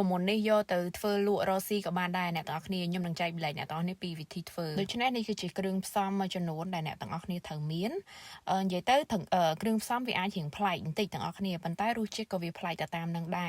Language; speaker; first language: Khmer; native; Khmer